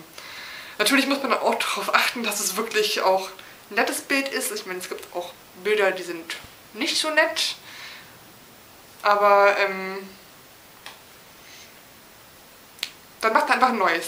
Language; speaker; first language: German; native; German